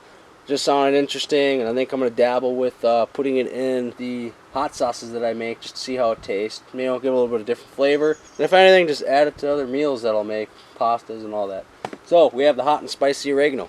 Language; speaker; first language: English; native; English